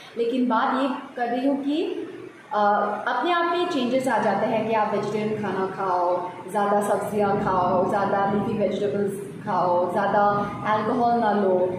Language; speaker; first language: Hindi; non-native, local second language; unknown